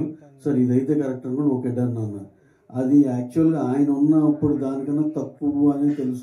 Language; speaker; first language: Telugu; native; Telugu